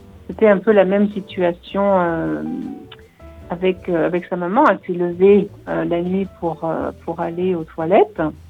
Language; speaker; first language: French; native; French